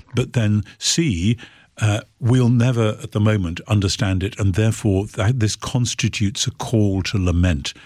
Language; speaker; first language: English; native; English